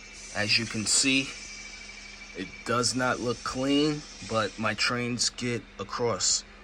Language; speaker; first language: English; native; English